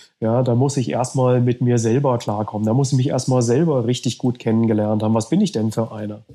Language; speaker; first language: German; native; German